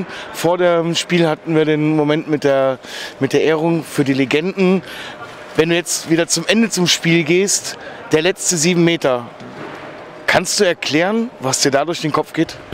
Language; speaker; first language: German; native; German